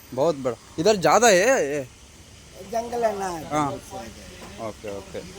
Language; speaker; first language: Hindi; non-native, local second language; Kannada